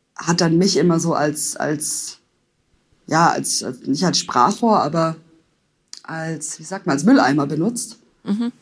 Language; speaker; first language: German; native; German